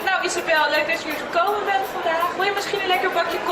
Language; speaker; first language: Dutch; native; Dutch